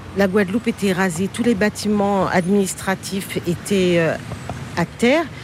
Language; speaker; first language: French; native; French